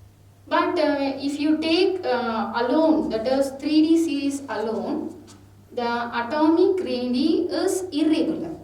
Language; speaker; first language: English; non-native, local second language; Tamil